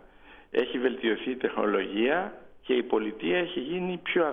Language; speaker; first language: Greek; native; Greek